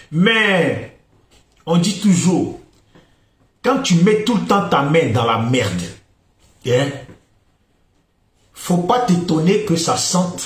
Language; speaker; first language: French; native; French